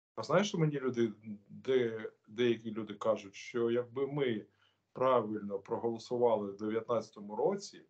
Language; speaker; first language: Ukrainian; non-native, local second language; Russian